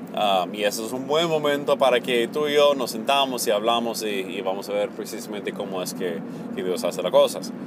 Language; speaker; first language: Spanish; non-native, fluent; English